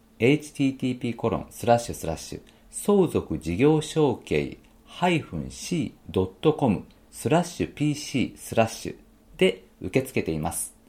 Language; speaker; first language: Japanese; native; Japanese